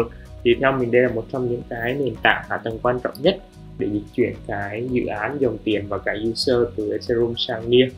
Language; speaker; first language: Vietnamese; native; Vietnamese